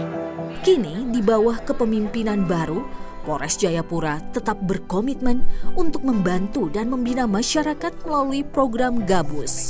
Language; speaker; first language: Indonesian; native; Indonesian